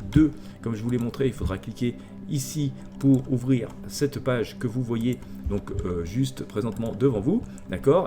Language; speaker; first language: French; native; French